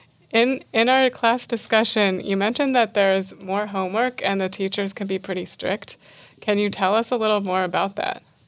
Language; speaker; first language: English; native; English